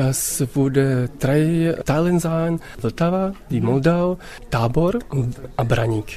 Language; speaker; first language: German; non-native, fluent; Czech